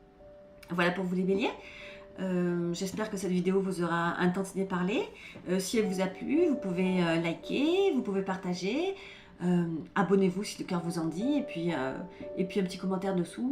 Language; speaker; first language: French; native; French